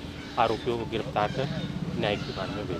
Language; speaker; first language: Hindi; native; Hindi